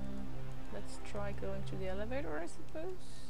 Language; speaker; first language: English; non-native, fluent; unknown